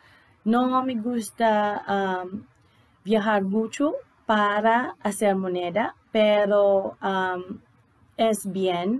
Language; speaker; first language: Spanish; non-native, learner; English